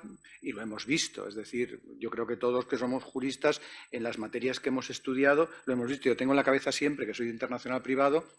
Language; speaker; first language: Spanish; native; Spanish